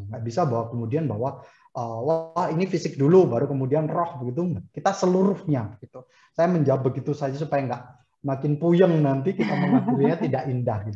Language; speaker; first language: Indonesian; native; Indonesian